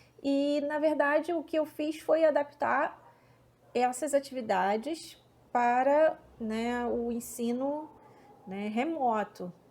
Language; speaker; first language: Portuguese; native; Portuguese